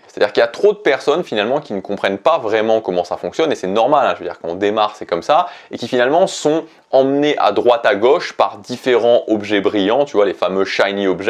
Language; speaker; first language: French; native; French